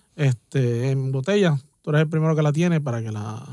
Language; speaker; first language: Spanish; native; Spanish